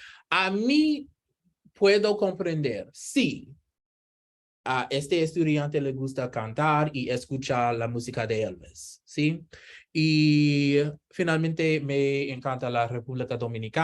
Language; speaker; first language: Spanish; non-native, learner; English